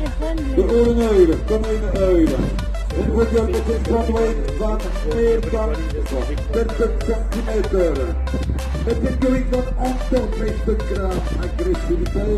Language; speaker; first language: Dutch; non-native, local second language; French